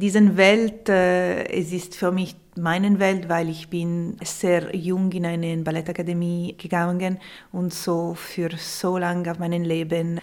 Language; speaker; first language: German; non-native, local second language; Italian